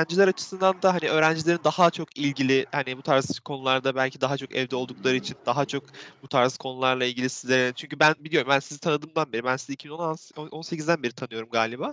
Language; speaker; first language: Turkish; native; Turkish